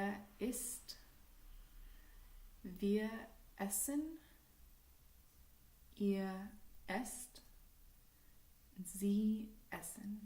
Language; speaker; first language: German; non-native, fluent; English